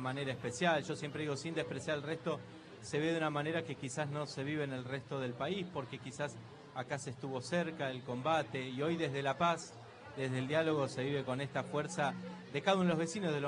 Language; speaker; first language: Spanish; native; Spanish